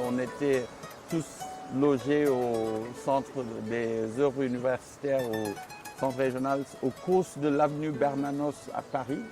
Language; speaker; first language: French; non-native, local second language; Wolof